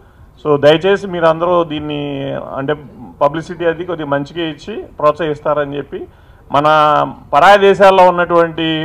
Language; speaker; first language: Telugu; native; Telugu